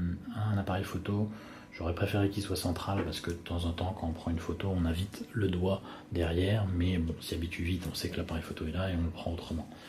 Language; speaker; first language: French; native; French